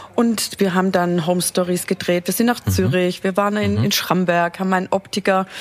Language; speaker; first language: German; native; German